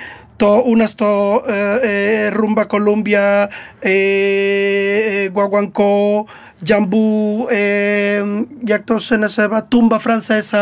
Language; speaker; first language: Polish; non-native, learner; Spanish